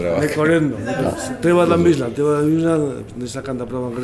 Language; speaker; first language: Macedonian; non-native, learner; Spanish